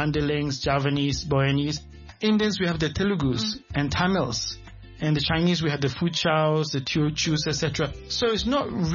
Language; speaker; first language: English; non-native, local second language; Malay